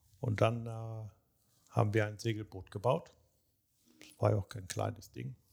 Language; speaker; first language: German; early bilingual, other home language; Turkish